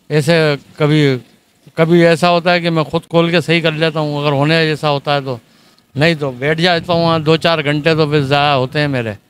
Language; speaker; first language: Urdu; native; Urdu